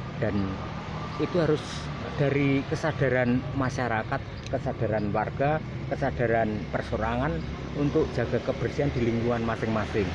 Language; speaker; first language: Indonesian; non-native, local second language; Javanese